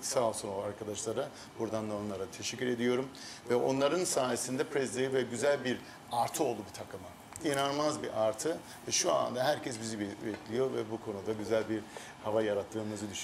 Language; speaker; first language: Turkish; early bilingual, heritage; Turkish